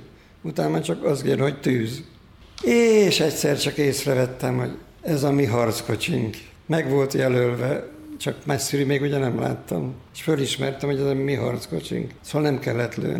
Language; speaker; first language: Hungarian; native; Hungarian